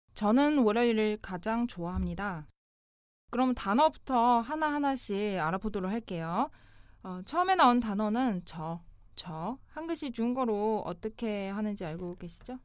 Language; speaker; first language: Korean; non-native, fluent; Chinese